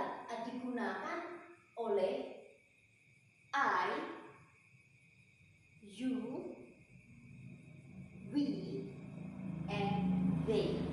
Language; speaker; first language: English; non-native, learner; Indonesian